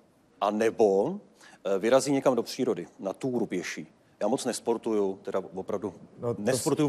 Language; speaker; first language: Czech; native; Czech